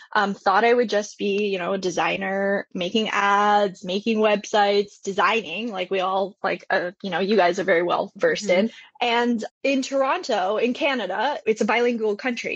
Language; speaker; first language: English; native; English